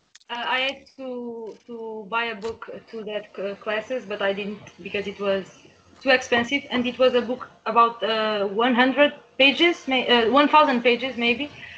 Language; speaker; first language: English; non-native, fluent; Portuguese